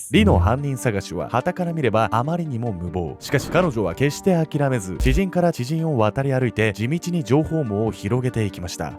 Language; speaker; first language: Japanese; native; Japanese